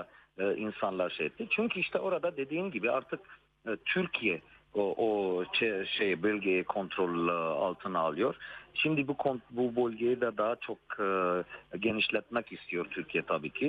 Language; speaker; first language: Turkish; non-native, fluent; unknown